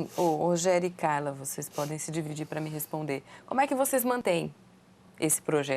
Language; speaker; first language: Portuguese; native; Portuguese